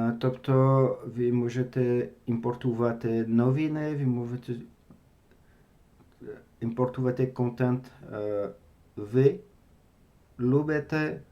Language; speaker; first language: Ukrainian; non-native, learner; French